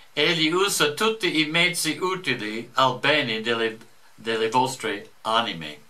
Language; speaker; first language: Italian; non-native, fluent; English